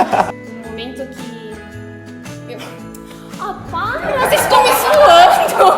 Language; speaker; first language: Portuguese; early bilingual, other home language; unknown